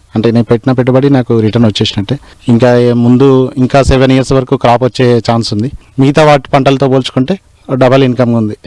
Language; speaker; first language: Telugu; native; Telugu